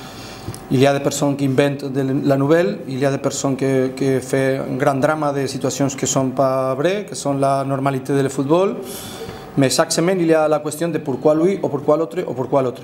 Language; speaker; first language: French; non-native, fluent; Spanish